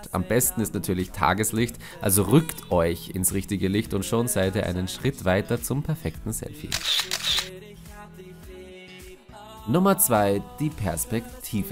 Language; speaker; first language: German; native; German